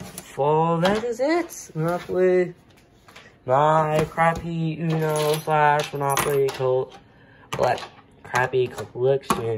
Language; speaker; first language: English; native; English